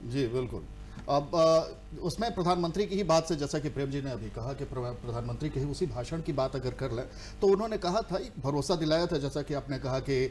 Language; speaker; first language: Hindi; native; Hindi